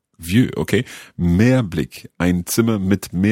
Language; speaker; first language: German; non-native, learner; English